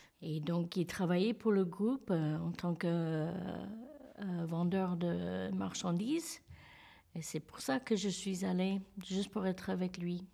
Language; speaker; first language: French; non-native, fluent; English